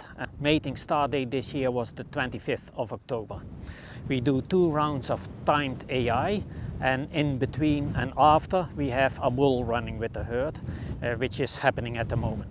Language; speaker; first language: English; non-native, fluent; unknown